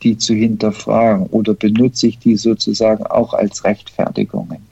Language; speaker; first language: German; early bilingual, heritage; German